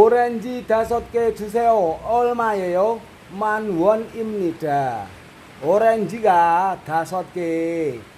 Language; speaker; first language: Korean; non-native, fluent; Indonesian